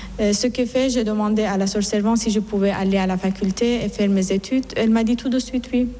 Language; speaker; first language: French; non-native, fluent; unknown